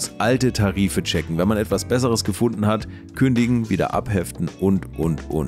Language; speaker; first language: German; native; German